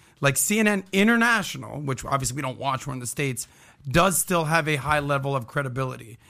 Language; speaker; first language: English; native; English